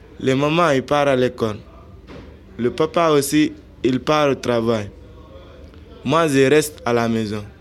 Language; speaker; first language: French; non-native, local second language; Fula